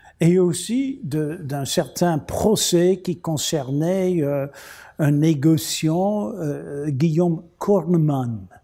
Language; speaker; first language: French; non-native, fluent; English